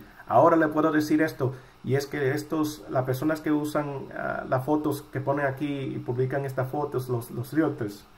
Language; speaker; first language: Spanish; early bilingual, heritage; Spanish